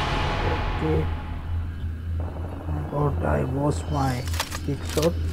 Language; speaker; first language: English; non-native, learner; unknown